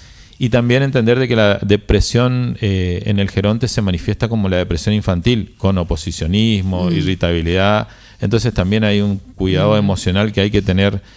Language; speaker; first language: Spanish; native; Spanish